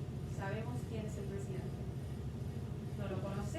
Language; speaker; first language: Spanish; non-native, fluent; English